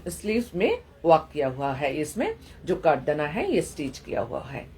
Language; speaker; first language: Hindi; non-native, local second language; Bangla